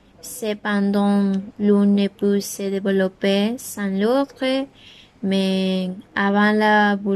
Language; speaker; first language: French; non-native, learner; Spanish